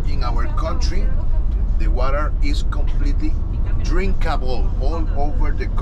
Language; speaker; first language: English; non-native, fluent; Spanish